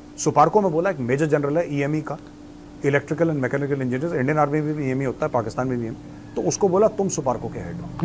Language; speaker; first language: Hindi; native; Hindi